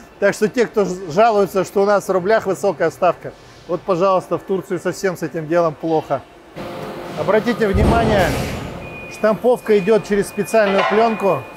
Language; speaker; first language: Russian; native; Russian